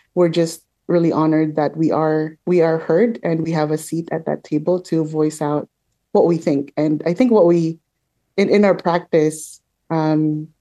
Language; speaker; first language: English; non-native, local second language; Filipino